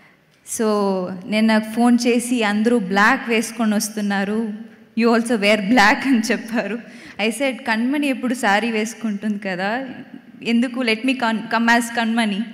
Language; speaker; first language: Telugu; non-native, fluent; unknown